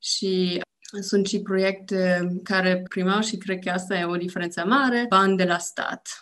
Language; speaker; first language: Romanian; non-native, learner; German